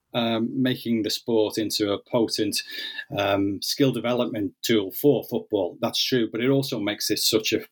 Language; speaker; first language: English; native; English